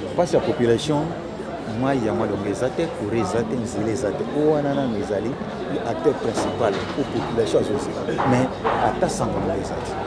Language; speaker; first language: Lingala; native; Lingala